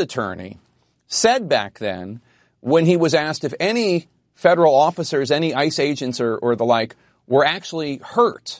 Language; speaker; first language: English; native; English